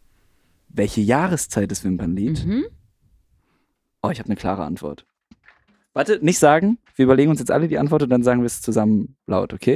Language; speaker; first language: German; native; German